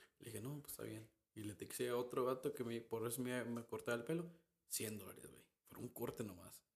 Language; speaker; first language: Spanish; early bilingual, heritage; Spanish